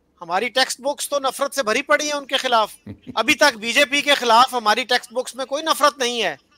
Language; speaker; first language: Urdu; native; Urdu